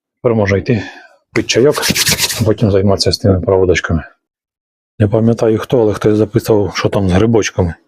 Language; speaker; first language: Ukrainian; native; Ukrainian